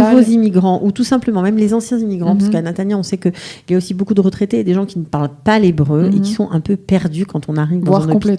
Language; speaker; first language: French; native; French